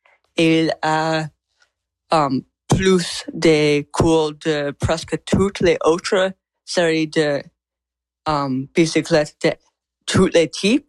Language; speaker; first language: French; non-native, learner; English